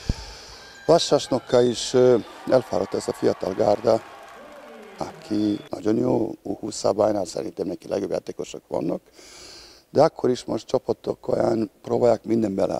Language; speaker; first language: Hungarian; non-native, learner; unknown